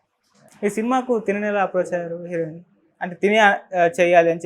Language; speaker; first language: Telugu; native; Telugu